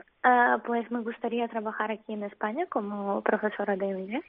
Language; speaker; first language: Spanish; non-native, fluent; Ukrainian